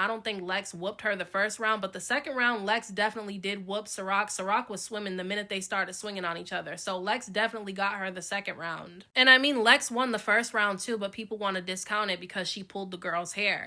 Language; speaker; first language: English; native; English